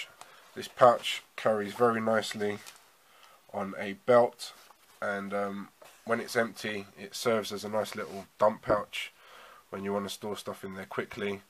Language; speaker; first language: English; native; English